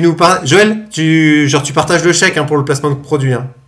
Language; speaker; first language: French; native; French